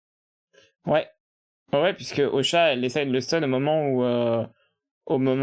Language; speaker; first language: French; native; French